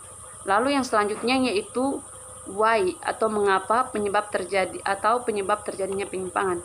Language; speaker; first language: Indonesian; native; Indonesian